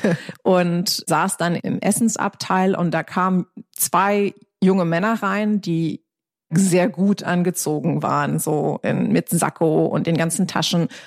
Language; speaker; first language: German; non-native, fluent; English